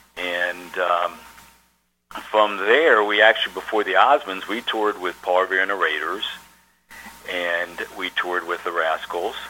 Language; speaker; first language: English; native; English